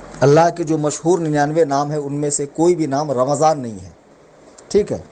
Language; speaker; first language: Urdu; native; Urdu